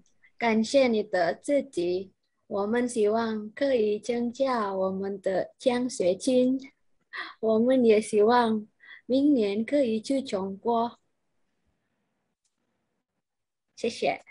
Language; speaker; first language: Chinese; non-native, learner; Indonesian